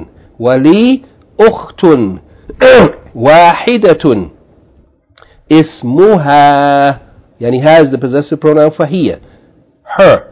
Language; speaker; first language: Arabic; non-native, fluent; English